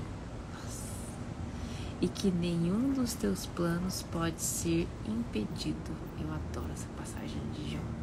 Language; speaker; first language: Portuguese; native; Portuguese